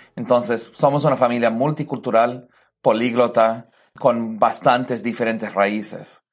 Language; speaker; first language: Spanish; early bilingual, heritage; Spanish